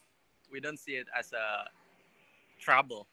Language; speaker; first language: English; non-native, learner; Indonesian